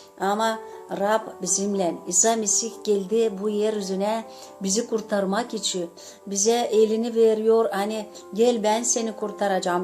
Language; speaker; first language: Turkish; non-native, fluent; Gagauz